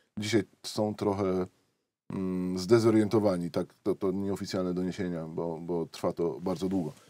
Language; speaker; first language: Polish; native; Polish